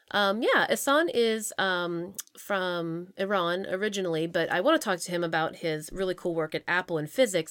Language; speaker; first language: English; native; English